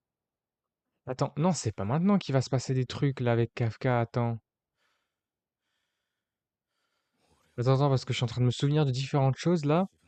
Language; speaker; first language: French; native; French